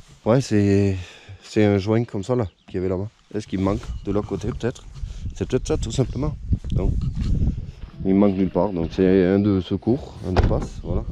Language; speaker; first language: French; native; French